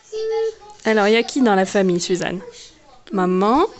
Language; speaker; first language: French; native; French